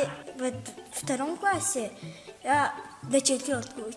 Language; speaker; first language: Russian; non-native, learner; Tajik